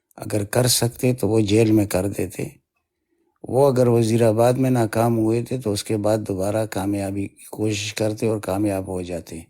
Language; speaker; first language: Urdu; non-native, local second language; Pashto